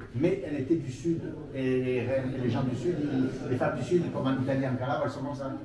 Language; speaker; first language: French; native; French